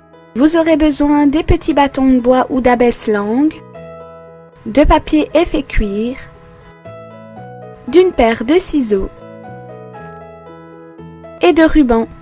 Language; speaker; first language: French; native; French